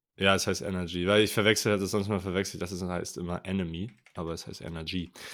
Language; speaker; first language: German; native; German